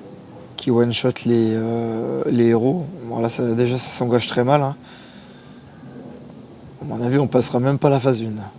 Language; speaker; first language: French; native; French